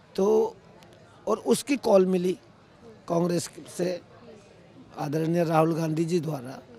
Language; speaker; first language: Hindi; native; Hindi